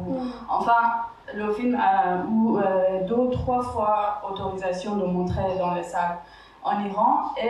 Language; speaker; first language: French; non-native, fluent; Persian